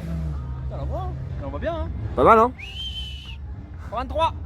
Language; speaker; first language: French; native; French